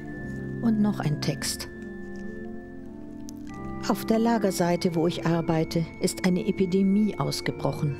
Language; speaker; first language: German; native; German